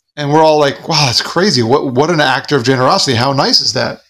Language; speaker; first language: English; native; English